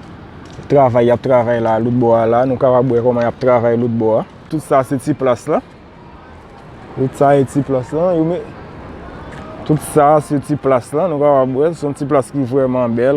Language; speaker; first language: French; non-native, learner; Haitian Creole